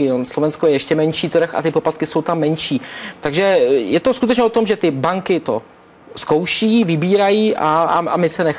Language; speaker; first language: Czech; native; Czech